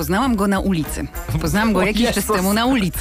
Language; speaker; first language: Polish; native; Polish